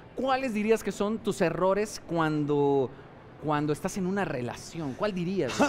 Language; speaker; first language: Spanish; native; Spanish